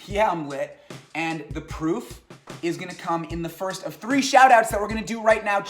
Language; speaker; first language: English; native; English